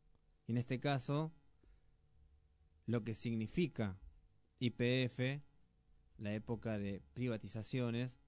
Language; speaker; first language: Spanish; native; Spanish